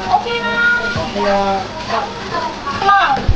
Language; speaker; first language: English; non-native, learner; Chinese